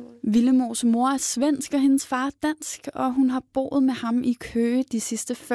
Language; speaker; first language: Danish; native; Danish